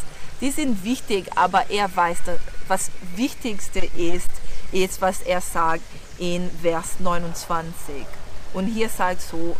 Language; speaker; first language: German; non-native, learner; Portuguese